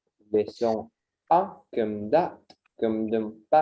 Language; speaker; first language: French; non-native, learner; Spanish